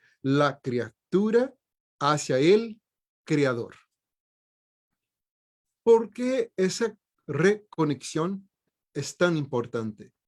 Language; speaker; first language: Spanish; non-native, fluent; Portuguese